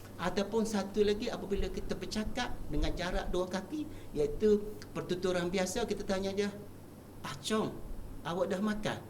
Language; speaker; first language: Malay; native; Malay